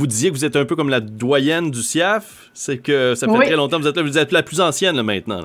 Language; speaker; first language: French; native; French